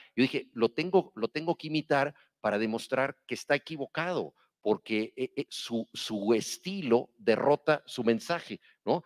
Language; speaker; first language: Spanish; native; Spanish